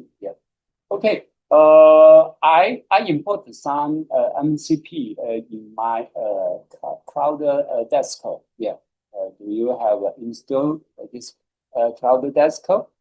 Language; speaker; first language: English; non-native, learner; Chinese